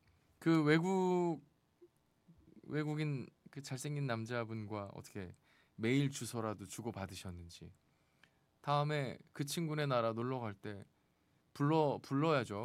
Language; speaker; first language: Korean; native; Korean